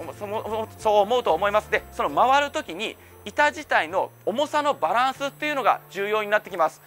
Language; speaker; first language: Japanese; native; Japanese